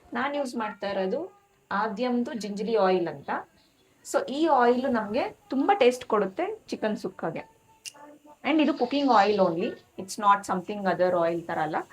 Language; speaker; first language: Kannada; non-native, local second language; Telugu